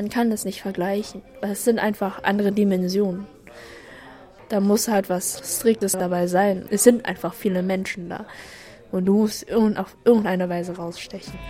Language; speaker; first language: German; early bilingual, other home language; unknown